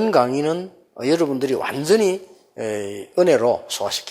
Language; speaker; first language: Korean; native; Korean